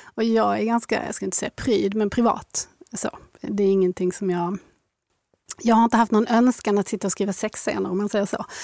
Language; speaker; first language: Swedish; native; Swedish